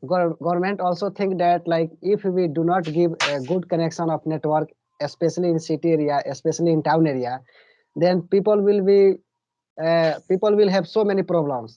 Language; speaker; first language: English; non-native, learner; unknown